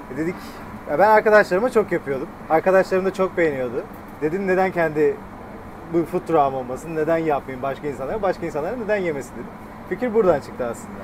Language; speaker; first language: Turkish; native; Turkish